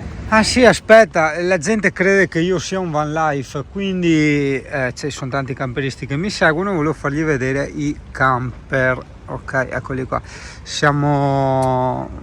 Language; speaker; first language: Italian; native; Italian